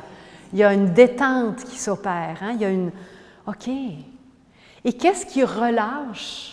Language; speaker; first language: French; native; French